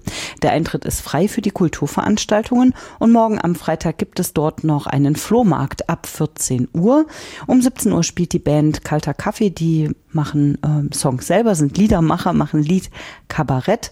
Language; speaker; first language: German; native; German